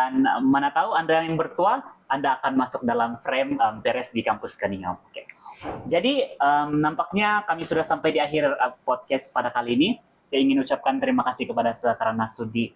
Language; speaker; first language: Malay; native; Malay